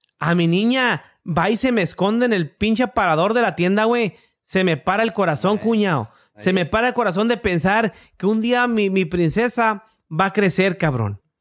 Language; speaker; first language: Spanish; early bilingual, heritage; English